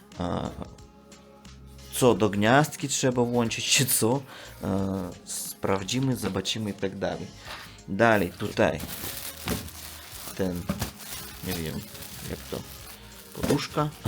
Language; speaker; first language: Polish; non-native, learner; Russian